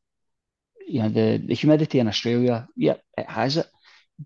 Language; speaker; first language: English; native; English